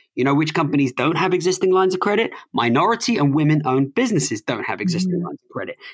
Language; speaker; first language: English; native; English